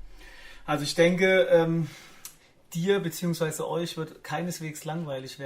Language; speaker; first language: German; native; German